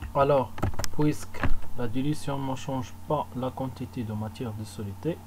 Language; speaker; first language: French; non-native, local second language; Arabic